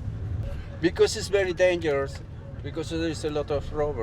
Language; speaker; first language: English; non-native, fluent; Spanish